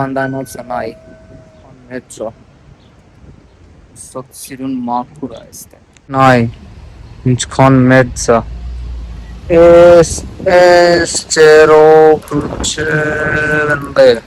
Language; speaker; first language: Armenian; non-native, learner; Hindi